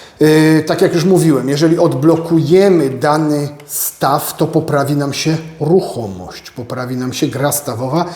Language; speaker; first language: Polish; native; Polish